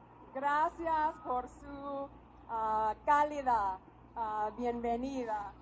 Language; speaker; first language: Spanish; non-native, fluent; English